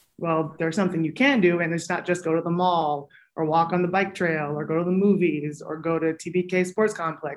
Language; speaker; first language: English; native; English